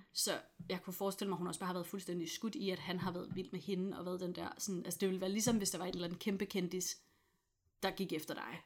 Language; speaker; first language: Danish; native; Danish